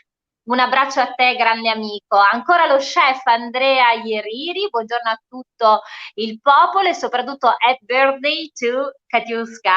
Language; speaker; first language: Italian; native; Italian